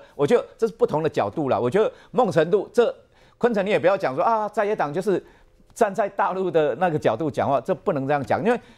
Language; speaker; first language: Chinese; native; Chinese